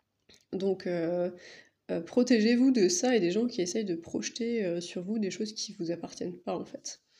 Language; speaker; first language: French; native; French